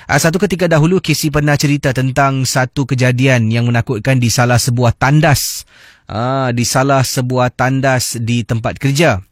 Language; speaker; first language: Malay; native; Malay